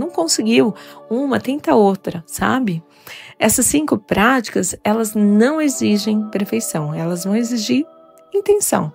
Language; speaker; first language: Portuguese; native; Portuguese